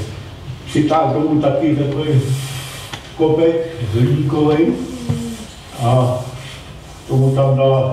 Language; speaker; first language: Czech; non-native, local second language; German